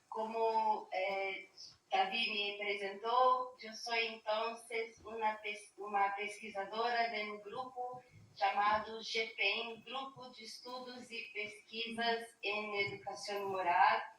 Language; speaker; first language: Spanish; non-native, learner; Portuguese